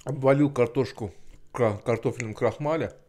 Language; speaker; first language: Russian; non-native, local second language; Azerbaijani